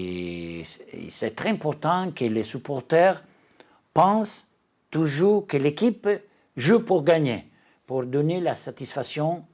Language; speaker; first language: French; non-native, learner; Italian